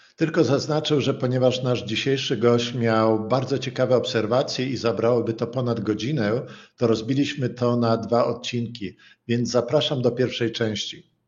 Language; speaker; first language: Polish; native; Polish